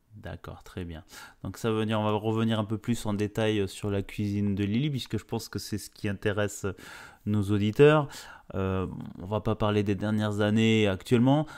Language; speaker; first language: French; native; French